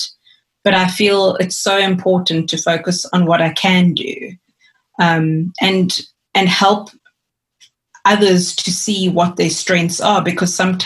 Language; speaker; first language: English; native; English